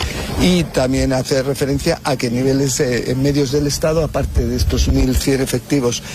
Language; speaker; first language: Spanish; native; Spanish